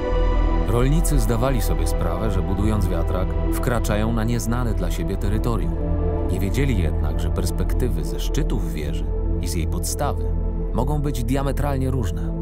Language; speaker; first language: Polish; native; Polish